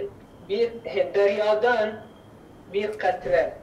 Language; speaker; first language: Turkish; non-native, learner; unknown